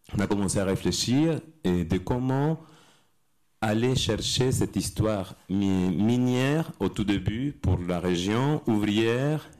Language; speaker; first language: French; non-native, fluent; Spanish